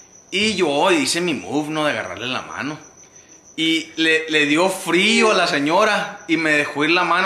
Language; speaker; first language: Spanish; early bilingual, heritage; Spanish